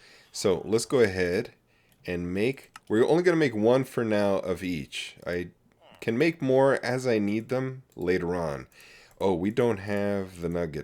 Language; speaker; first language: English; native; English